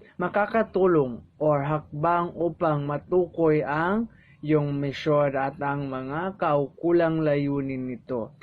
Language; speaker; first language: Filipino; non-native, local second language; Maguindanaon